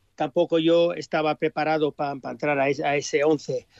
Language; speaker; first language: Spanish; early bilingual, heritage; English